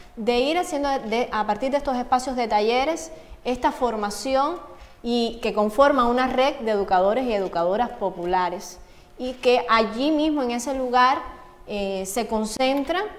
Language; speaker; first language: Spanish; native; Spanish